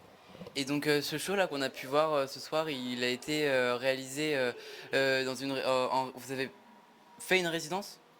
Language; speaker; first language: French; native; French